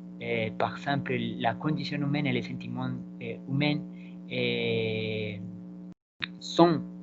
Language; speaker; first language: French; non-native, learner; Spanish